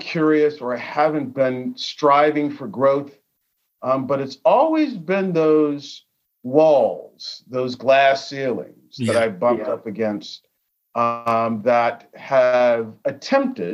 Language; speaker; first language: English; native; English